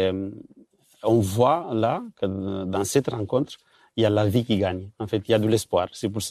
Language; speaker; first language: French; non-native, fluent; Romanian